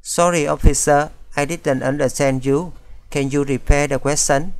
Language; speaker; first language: English; non-native, fluent; Vietnamese